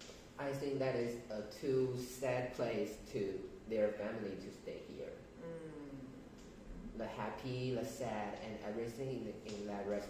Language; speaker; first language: English; non-native, learner; Chinese